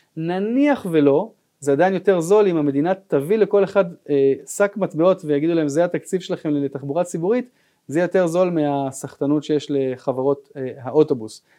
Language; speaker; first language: Hebrew; native; Hebrew